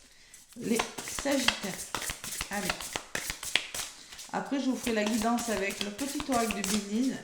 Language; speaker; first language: French; native; French